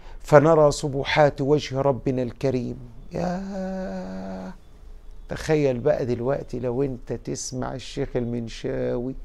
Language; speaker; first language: Arabic; native; Arabic